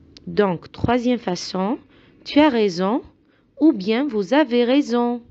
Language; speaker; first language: French; non-native, fluent; Arabic